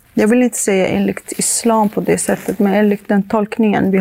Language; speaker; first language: Swedish; early bilingual, other home language; Arabic